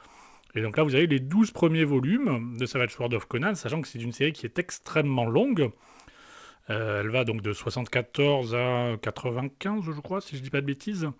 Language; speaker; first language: French; native; French